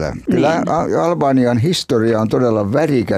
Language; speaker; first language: Finnish; native; Finnish